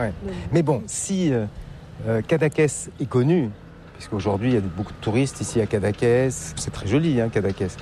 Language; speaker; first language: French; native; French